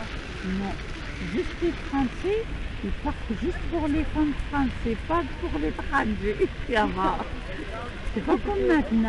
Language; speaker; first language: French; non-native, learner; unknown